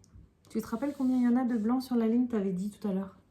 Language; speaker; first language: French; native; French